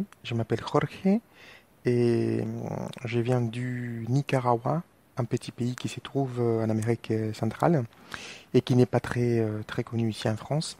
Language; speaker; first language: French; non-native, fluent; Spanish